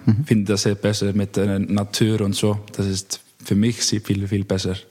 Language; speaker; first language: German; non-native, learner; Icelandic